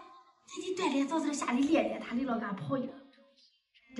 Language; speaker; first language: Chinese; native; Chinese